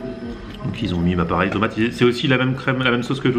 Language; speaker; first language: French; native; French